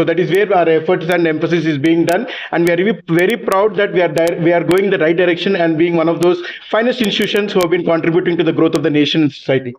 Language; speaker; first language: English; non-native, local second language; Telugu